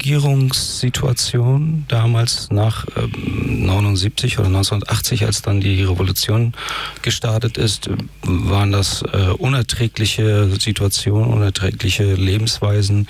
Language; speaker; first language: German; early bilingual, other home language; Persian